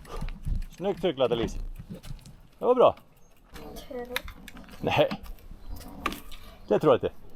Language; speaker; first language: Swedish; native; Swedish